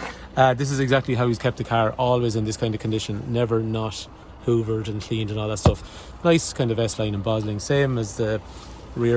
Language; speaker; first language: English; native; English